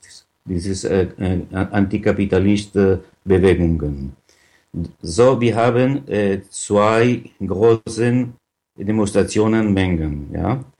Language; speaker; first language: German; non-native, learner; Catalan